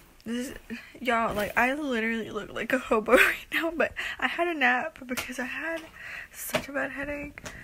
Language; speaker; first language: English; early bilingual, other home language; Spanish